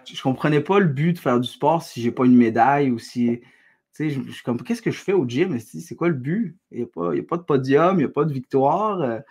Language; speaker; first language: French; early bilingual, other home language; Arabic